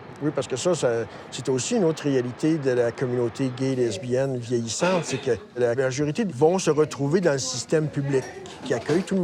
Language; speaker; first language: French; native; French